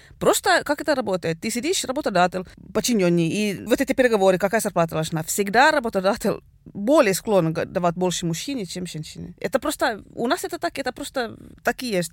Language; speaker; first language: Russian; non-native, fluent; Swedish